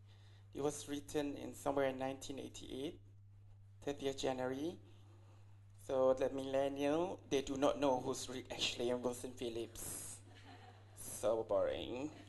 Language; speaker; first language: English; non-native, local second language; Malay